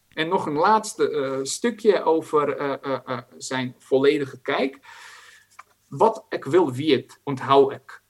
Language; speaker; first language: Dutch; non-native, fluent; Croatian